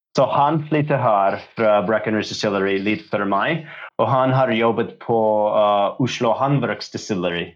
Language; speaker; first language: Norwegian; non-native, learner; English